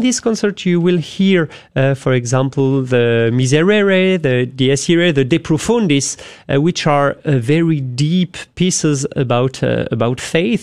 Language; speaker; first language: English; non-native, fluent; French